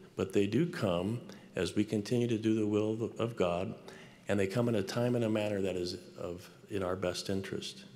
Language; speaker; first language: English; native; English